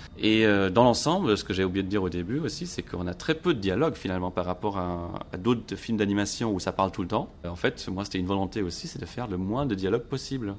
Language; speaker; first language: French; non-native, local second language; Luxembourgish